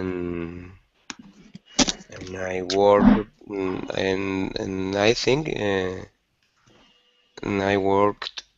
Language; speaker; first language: English; non-native, learner; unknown